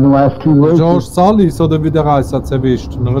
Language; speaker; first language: German; native; German